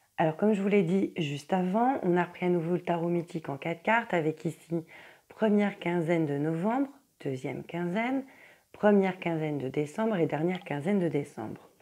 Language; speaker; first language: French; native; French